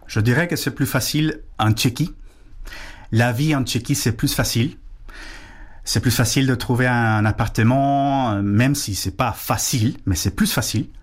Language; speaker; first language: French; non-native, fluent; Spanish